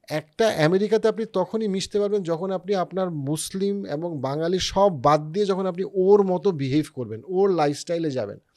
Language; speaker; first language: Bangla; native; Bangla